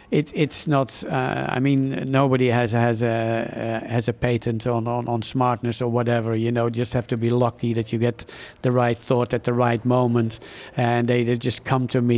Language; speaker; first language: English; non-native, fluent; Dutch